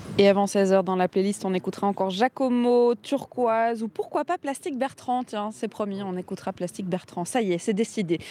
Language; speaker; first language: French; native; French